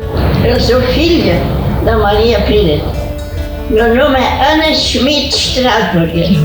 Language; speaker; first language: Portuguese; non-native, local second language; German